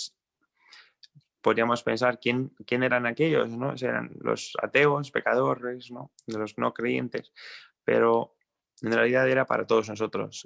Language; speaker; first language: Spanish; non-native, fluent; Croatian